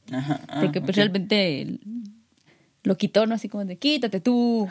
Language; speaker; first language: Spanish; native; Spanish